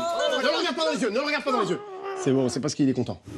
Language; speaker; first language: French; native; French